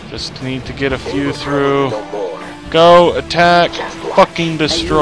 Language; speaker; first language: English; native; English